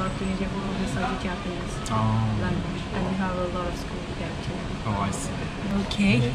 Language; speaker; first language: English; non-native, learner; Arabic